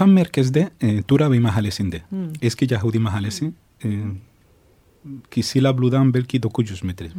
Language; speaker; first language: Turkish; non-native, fluent; Spanish